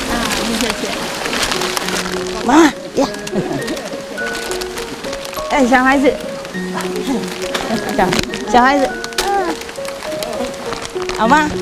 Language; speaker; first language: Chinese; non-native, fluent; Vietnamese